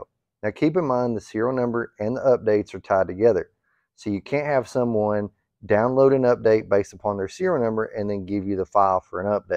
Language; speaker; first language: English; native; English